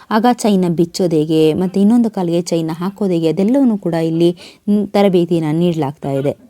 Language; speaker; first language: Kannada; native; Kannada